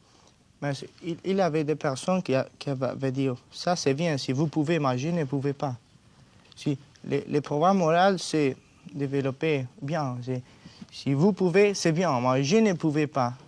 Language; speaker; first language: French; non-native, learner; Spanish